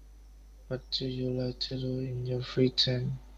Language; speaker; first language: English; non-native, learner; Vietnamese